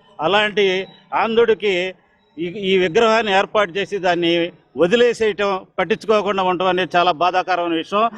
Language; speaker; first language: Telugu; native; Telugu